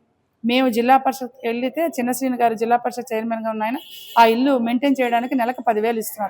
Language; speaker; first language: Telugu; native; Telugu